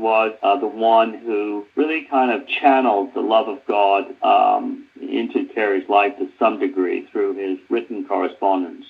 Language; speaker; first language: English; native; English